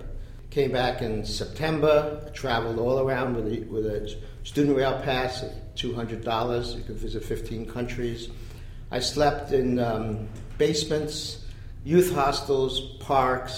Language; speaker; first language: English; native; English